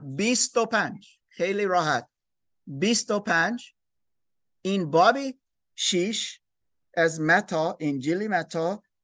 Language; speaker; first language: Persian; non-native, learner; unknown